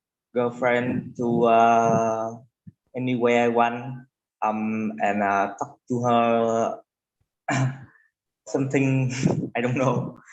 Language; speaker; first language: English; non-native, learner; Vietnamese